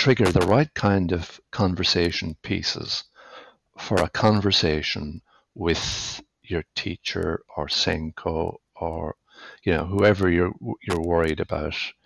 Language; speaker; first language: English; native; English